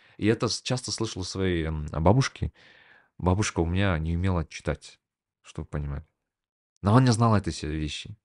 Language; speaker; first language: Russian; non-native, local second language; Kazakh